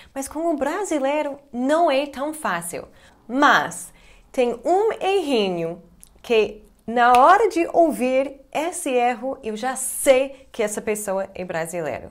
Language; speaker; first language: Portuguese; non-native, fluent; English